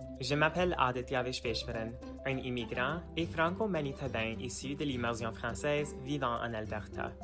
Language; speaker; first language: French; non-native, local second language; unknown